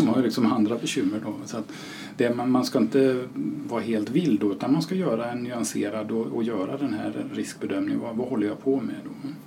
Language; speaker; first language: Swedish; native; Swedish